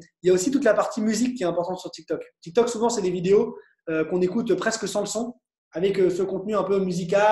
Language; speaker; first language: French; native; French